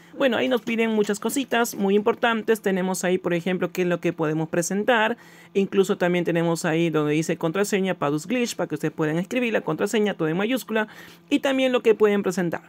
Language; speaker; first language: Spanish; native; Spanish